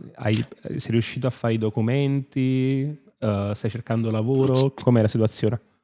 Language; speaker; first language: Italian; native; Italian